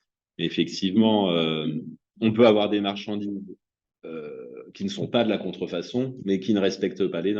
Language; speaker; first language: French; native; French